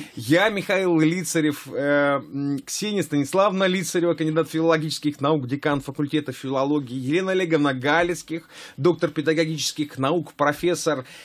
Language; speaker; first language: Russian; native; Russian